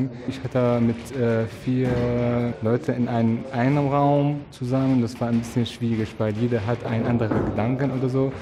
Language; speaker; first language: German; non-native, learner; Arabic